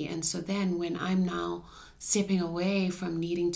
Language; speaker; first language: English; non-native, local second language; Shona